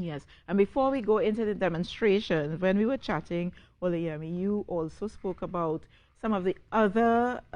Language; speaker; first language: English; native; English